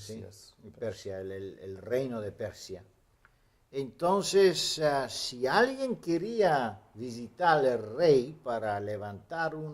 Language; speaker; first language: Spanish; non-native, fluent; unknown